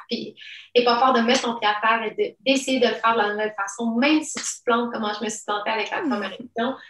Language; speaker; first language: French; early bilingual, other home language; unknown